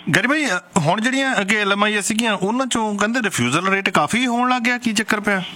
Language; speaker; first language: Punjabi; native; Punjabi